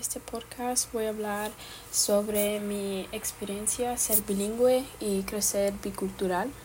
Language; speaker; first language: Spanish; early bilingual, heritage; Spanish